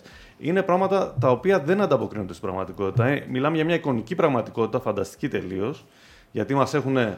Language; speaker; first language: Greek; native; Greek